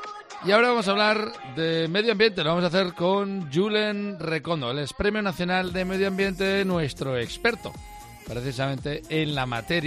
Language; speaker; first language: Spanish; native; Spanish